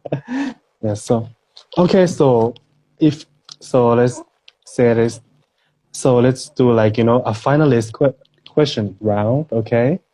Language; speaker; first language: English; non-native, fluent; Thai